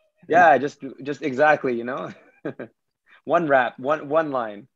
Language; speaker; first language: English; native; English